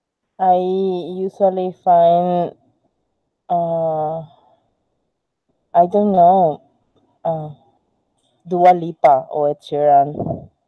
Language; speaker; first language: English; non-native, learner; Spanish